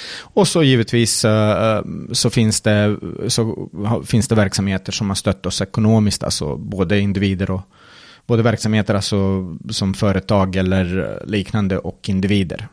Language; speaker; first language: Swedish; early bilingual, other home language; Serbian